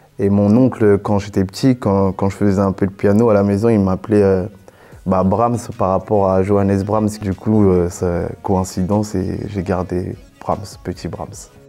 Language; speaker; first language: French; native; French